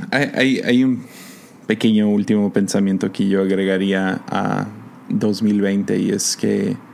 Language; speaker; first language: Spanish; non-native, fluent; English